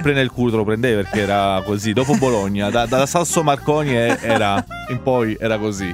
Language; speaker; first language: Italian; native; Italian